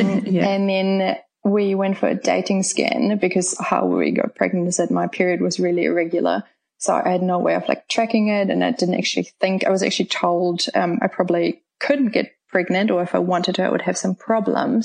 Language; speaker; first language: English; non-native, fluent; German